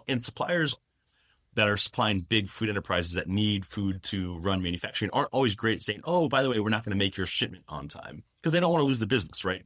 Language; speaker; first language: English; native; English